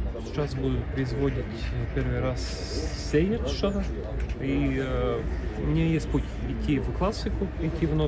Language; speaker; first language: Russian; non-native, learner; Latvian